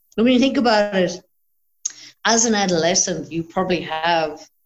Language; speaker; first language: English; native; English